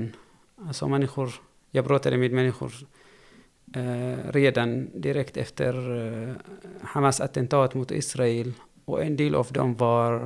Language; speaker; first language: Swedish; non-native, fluent; Arabic